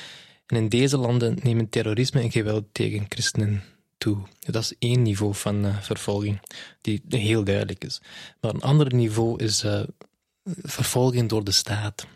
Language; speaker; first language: Dutch; non-native, fluent; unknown